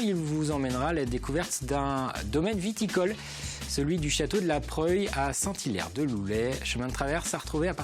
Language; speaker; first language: French; native; French